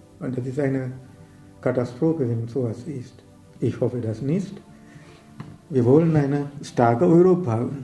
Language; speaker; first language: German; non-native, learner; Sinhala